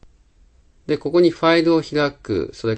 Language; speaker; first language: Japanese; native; Japanese